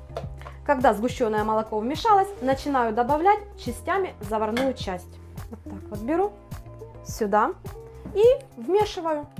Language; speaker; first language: Russian; native; Russian